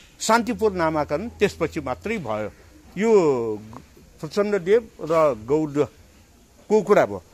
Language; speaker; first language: Nepali; non-native, local second language; Newari